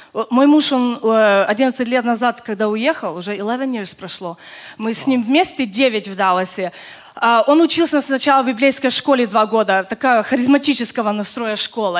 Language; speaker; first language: Russian; early bilingual, other home language; Ukrainian